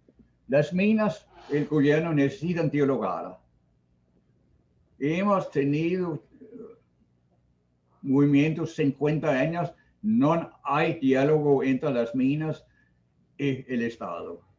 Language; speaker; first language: Spanish; non-native, fluent; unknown